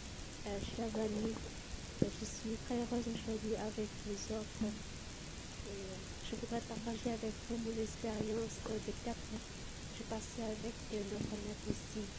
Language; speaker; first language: French; non-native, fluent; Vietnamese